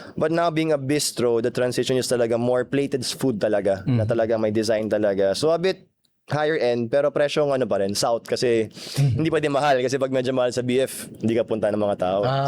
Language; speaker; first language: Filipino; native; Filipino